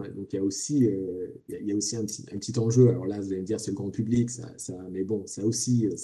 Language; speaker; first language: French; native; French